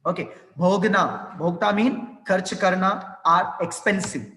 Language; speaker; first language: Hindi; non-native, local second language; Telugu